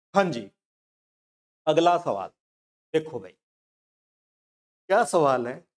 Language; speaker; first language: Hindi; non-native, local second language; Punjabi